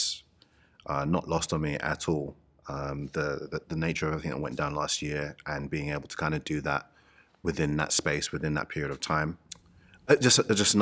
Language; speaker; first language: English; native; English